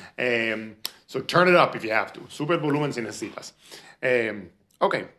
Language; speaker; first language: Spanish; non-native, fluent; English